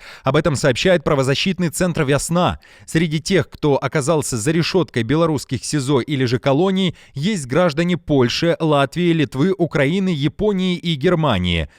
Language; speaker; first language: Russian; native; Russian